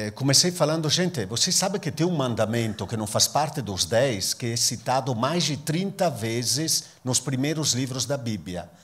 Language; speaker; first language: Portuguese; non-native, fluent; Italian